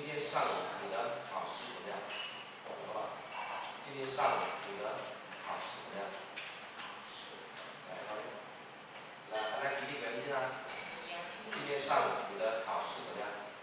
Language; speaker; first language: Chinese; non-native, fluent; Vietnamese